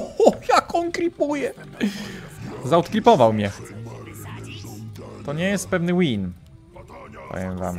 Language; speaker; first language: Polish; native; Polish